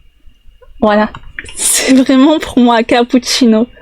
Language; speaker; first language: French; native; French